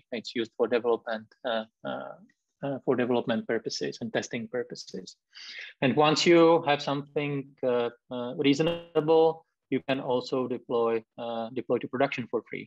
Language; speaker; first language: English; non-native, fluent; Czech